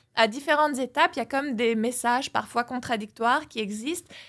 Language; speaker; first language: French; native; French